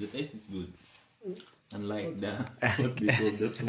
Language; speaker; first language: English; non-native, local second language; Filipino